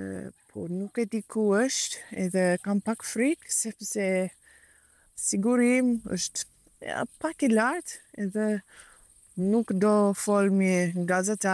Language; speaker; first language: Albanian; non-native, learner; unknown